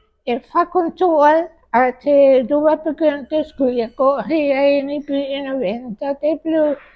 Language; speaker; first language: Danish; early bilingual, heritage; Danish